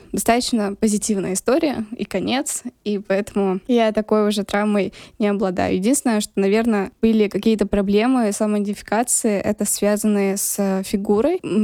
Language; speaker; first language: Russian; non-native, local second language; Lezghian